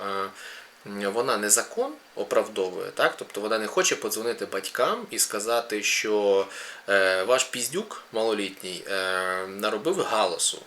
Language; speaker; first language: Ukrainian; native; Ukrainian